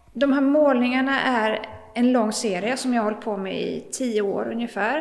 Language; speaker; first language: Swedish; native; Swedish